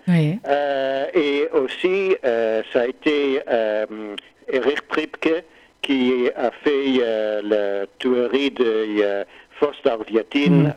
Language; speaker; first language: French; non-native, learner; English